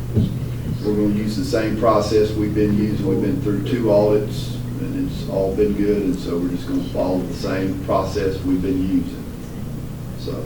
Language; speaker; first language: English; native; English